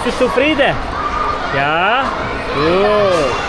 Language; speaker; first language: German; non-native, learner; Tibetan